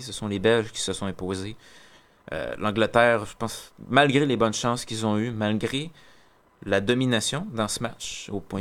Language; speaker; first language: French; native; French